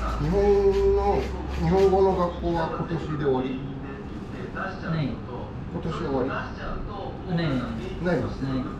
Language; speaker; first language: Japanese; non-native, learner; Nepali